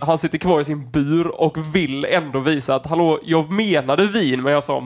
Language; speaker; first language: Swedish; native; Swedish